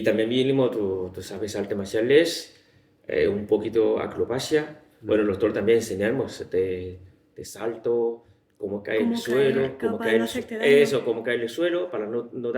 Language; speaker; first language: Spanish; non-native, learner; Chinese